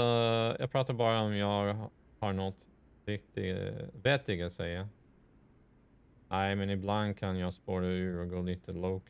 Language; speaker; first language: Swedish; non-native, fluent; English